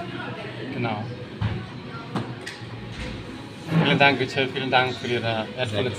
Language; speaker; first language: German; non-native, learner; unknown